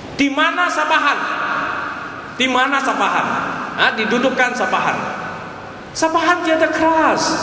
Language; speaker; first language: Malay; non-native, local second language; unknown